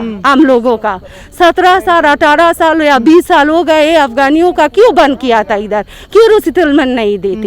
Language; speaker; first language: Hindi; non-native, learner; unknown